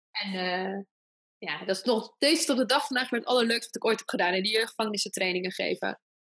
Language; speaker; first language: Dutch; early bilingual, other home language; Persian